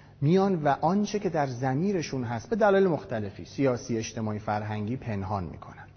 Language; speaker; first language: Persian; native; Persian